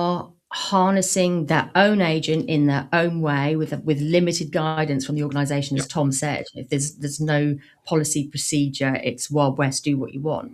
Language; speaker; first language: English; native; English